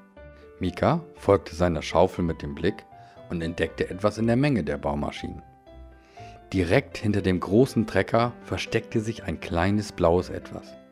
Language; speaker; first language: German; native; German